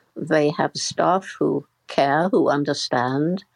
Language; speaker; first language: English; native; English